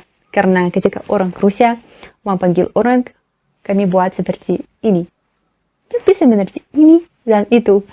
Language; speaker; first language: Indonesian; non-native, learner; Russian